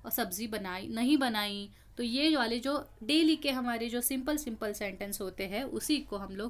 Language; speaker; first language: Hindi; non-native, local second language; Marathi